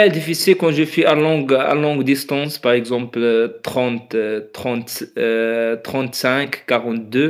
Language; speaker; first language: French; non-native, learner; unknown